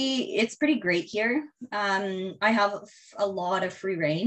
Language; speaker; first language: English; native; English